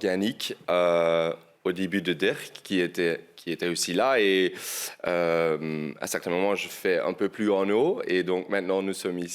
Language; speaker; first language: French; non-native, local second language; Dutch